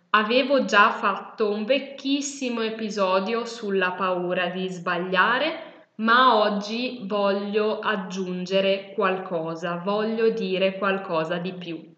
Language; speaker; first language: Italian; native; Italian